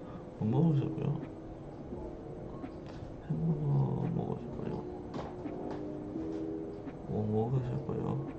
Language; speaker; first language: Korean; non-native, learner; English